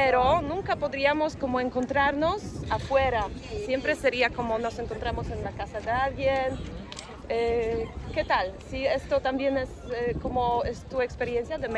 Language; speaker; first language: Spanish; non-native, fluent; Polish